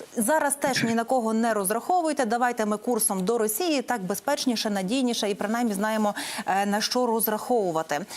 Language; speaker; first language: Ukrainian; native; Ukrainian